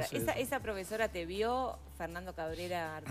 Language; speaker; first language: Spanish; native; Spanish